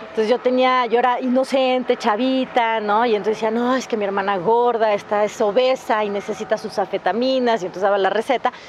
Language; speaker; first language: Spanish; native; Spanish